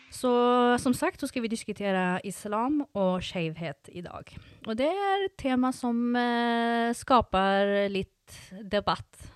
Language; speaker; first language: Norwegian; non-native, fluent; Swedish